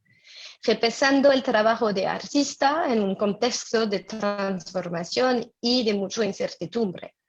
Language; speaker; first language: Spanish; non-native, fluent; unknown